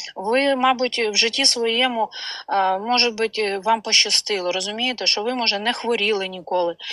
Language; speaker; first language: Ukrainian; non-native, local second language; Russian